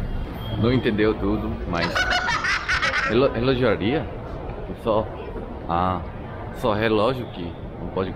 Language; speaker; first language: Portuguese; non-native, learner; Korean